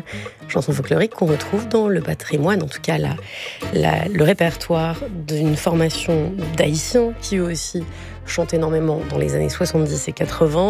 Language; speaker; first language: French; native; French